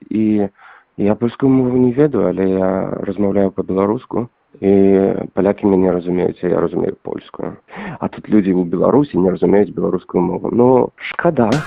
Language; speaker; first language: Belarusian; non-native, local second language; Russian